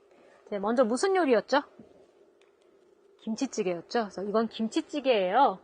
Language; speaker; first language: Korean; native; Korean